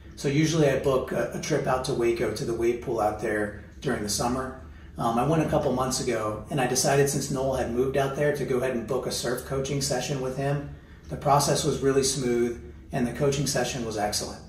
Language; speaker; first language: English; native; English